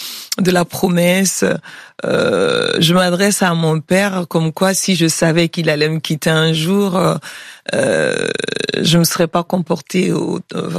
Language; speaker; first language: French; non-native, local second language; Bambara